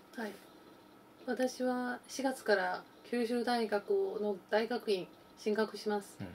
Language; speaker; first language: Japanese; non-native, fluent; Chinese